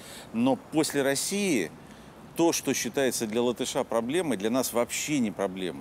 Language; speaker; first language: Russian; native; Russian